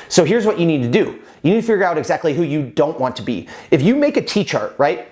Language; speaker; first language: English; native; English